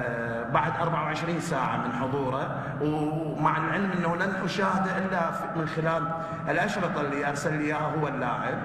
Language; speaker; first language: Arabic; native; Arabic